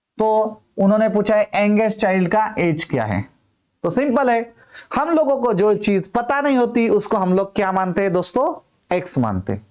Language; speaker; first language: Hindi; non-native, local second language; Marathi